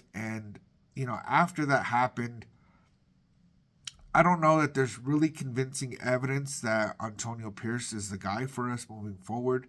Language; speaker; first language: English; native; English